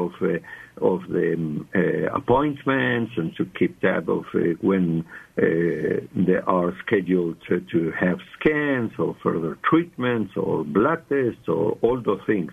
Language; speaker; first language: English; non-native, fluent; Spanish